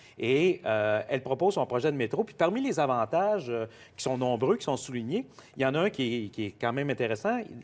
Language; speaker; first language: French; native; French